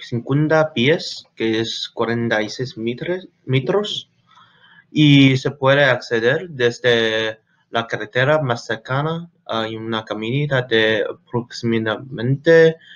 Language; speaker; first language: Spanish; non-native, learner; English